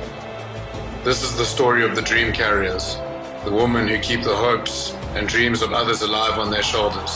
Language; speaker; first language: English; native; English